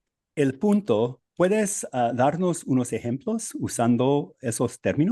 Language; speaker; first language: Spanish; non-native, fluent; English